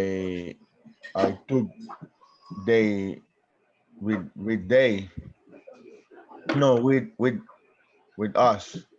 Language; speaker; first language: English; non-native, learner; Spanish